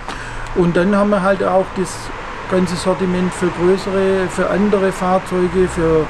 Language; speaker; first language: German; native; German